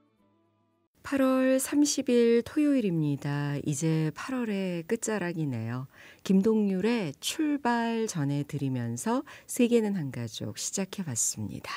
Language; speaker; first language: Korean; native; Korean